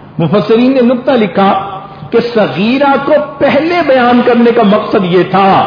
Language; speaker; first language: Urdu; non-native, local second language; Punjabi